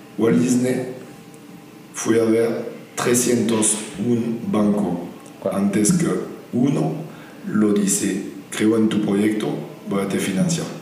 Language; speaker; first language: Spanish; non-native, learner; French